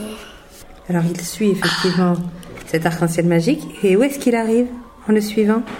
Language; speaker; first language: French; native; French